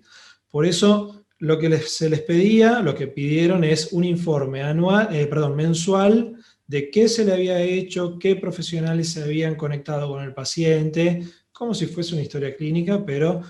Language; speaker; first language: Spanish; native; Spanish